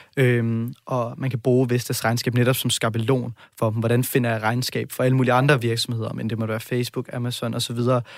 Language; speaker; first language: Danish; native; Danish